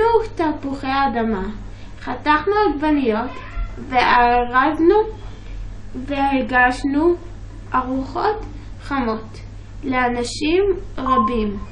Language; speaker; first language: Hebrew; early bilingual, other home language; English